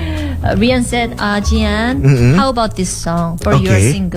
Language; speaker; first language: English; non-native, learner; Korean